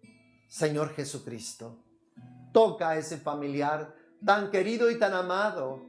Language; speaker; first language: Spanish; native; Spanish